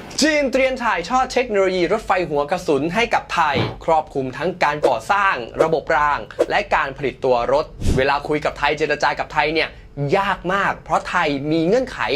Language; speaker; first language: Thai; native; Thai